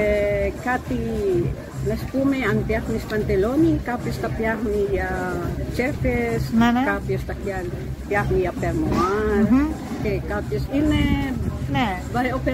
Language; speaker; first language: Greek; non-native, learner; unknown